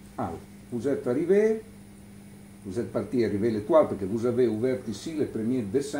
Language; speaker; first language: French; non-native, learner; Italian